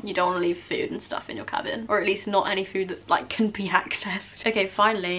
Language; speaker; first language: English; native; English